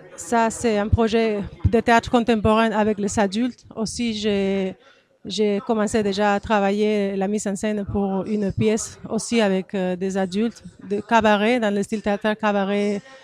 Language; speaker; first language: French; non-native, fluent; Spanish